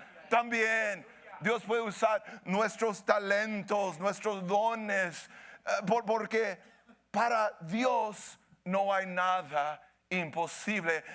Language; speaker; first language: Spanish; early bilingual, heritage; Spanish